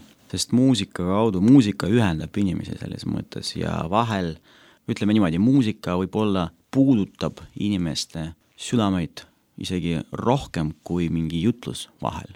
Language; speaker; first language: Estonian; non-native, local second language; Russian